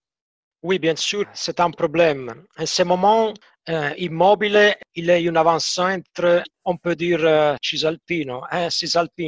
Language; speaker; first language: French; non-native, fluent; Italian